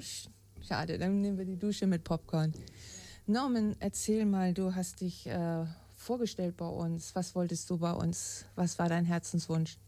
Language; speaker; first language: German; native; German